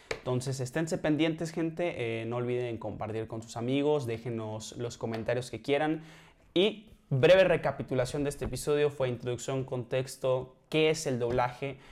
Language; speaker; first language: Spanish; native; Spanish